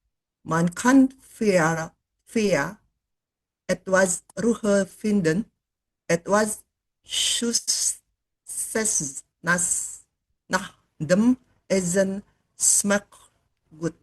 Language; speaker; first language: German; non-native, learner; Indonesian